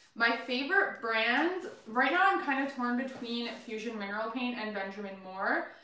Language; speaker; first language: English; native; English